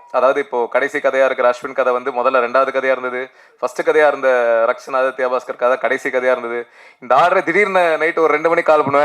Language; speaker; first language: Tamil; native; Tamil